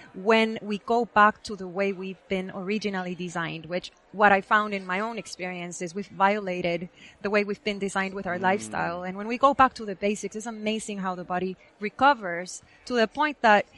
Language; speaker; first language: English; non-native, fluent; Spanish